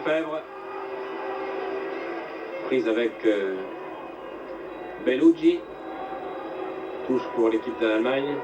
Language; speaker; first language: French; native; French